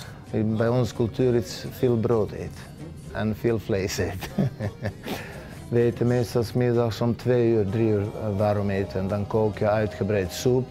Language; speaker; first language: Dutch; non-native, fluent; Serbian